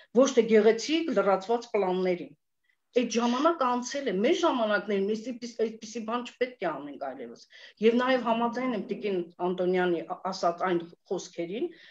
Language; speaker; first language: Armenian; native; Armenian